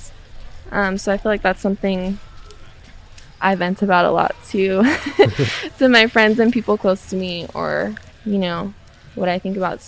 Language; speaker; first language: English; native; English